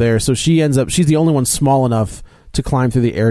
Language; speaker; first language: English; native; English